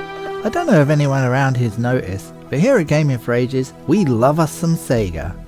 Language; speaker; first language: English; native; English